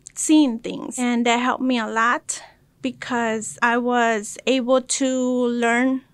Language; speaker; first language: English; early bilingual, other home language; Spanish